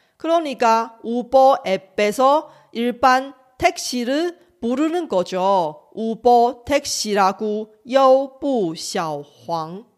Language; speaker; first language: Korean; non-native, fluent; Chinese